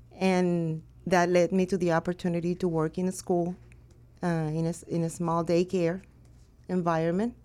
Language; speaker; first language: English; early bilingual, other home language; Spanish